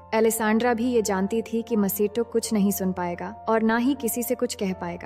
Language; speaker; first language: Hindi; native; Hindi